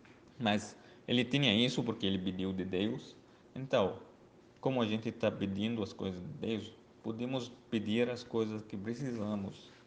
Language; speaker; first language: Portuguese; non-native, learner; Arabic